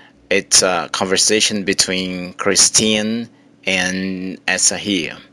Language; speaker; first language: English; non-native, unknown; Portuguese